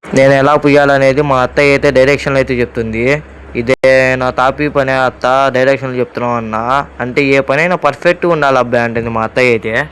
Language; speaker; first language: Telugu; non-native, local second language; Urdu